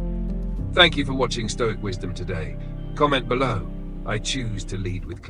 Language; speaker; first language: English; native; English